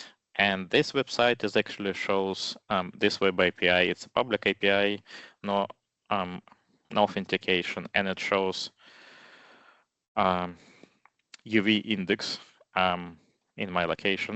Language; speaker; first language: English; non-native, fluent; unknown